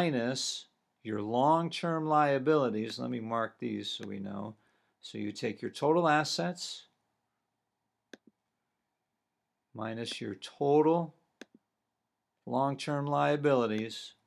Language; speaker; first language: English; native; English